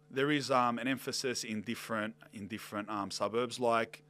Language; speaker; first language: English; native; English